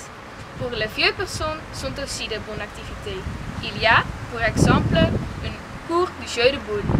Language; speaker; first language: French; non-native, learner; Dutch